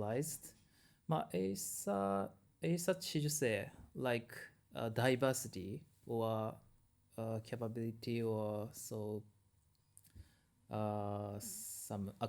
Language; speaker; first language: English; non-native, learner; Japanese